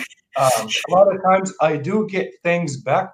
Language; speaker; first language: English; non-native, fluent; Arabic